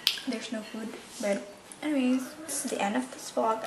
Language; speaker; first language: English; non-native, fluent; Indonesian